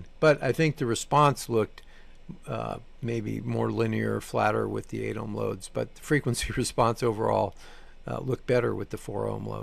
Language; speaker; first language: English; native; English